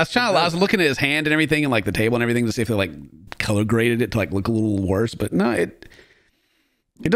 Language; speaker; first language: English; native; English